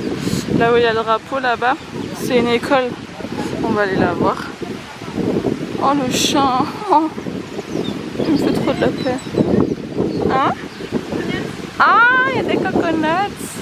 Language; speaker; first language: French; native; French